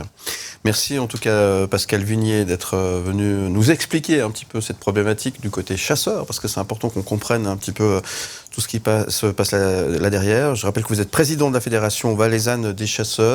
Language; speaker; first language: French; native; French